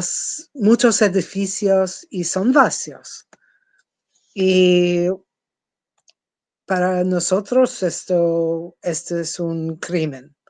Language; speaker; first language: Spanish; non-native, fluent; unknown